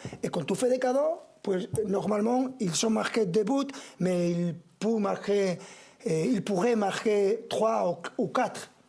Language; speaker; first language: French; non-native, fluent; Spanish